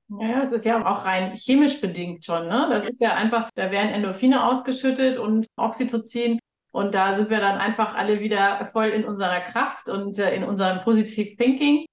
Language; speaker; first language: German; native; German